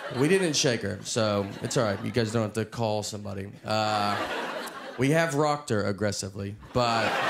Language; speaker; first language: English; native; English